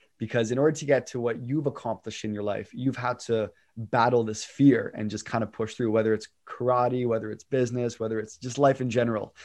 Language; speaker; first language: English; native; English